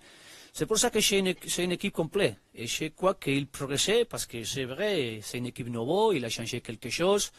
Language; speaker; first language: French; non-native, learner; Spanish